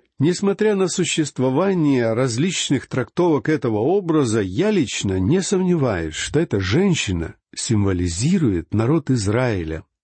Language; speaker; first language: Russian; native; Russian